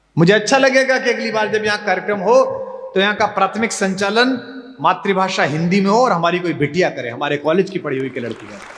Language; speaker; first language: Hindi; native; Hindi